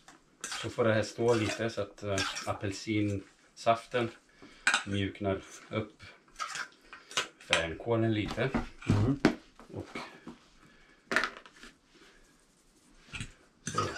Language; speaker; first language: Swedish; non-native, fluent; Italian